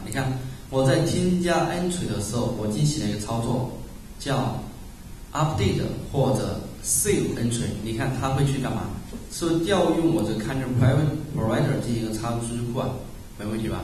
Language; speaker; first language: Chinese; native; Chinese